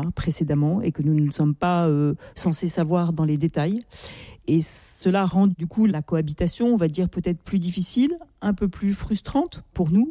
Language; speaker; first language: French; native; French